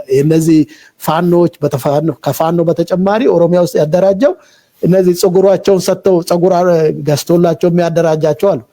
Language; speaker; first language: Amharic; non-native, local second language; Oromo